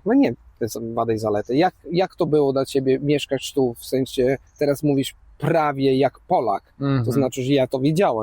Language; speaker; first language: Polish; non-native, fluent; Italian